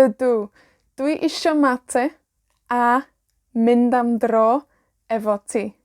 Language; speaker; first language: Welsh; non-native, fluent; Spanish